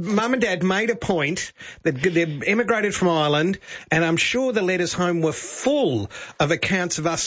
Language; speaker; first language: English; native; English